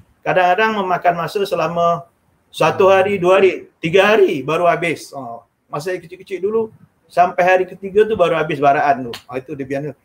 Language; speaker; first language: Malay; non-native, local second language; Javanese